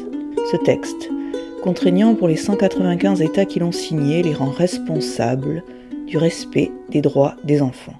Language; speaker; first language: French; native; French